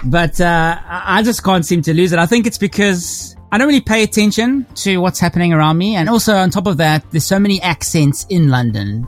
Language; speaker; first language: English; native; English